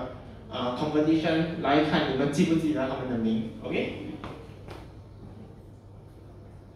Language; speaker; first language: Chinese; non-native, local second language; English